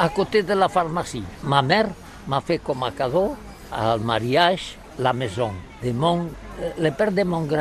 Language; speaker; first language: French; non-native, learner; Catalan